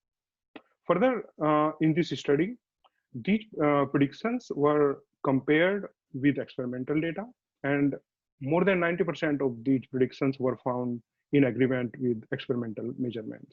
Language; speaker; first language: English; non-native, fluent; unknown